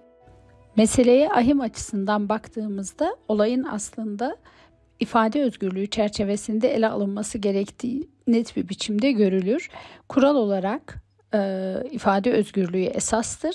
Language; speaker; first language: Turkish; native; Turkish